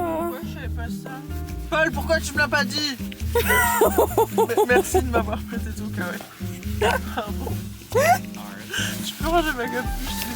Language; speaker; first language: French; native; French